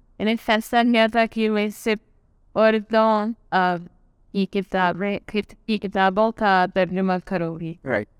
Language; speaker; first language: Urdu; non-native, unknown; English